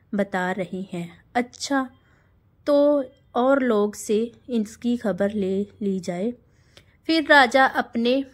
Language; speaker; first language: Hindi; non-native, local second language; Punjabi